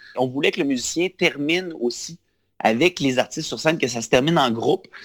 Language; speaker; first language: French; native; French